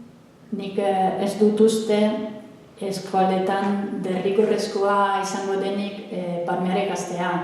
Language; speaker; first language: Basque; non-native, fluent; Italian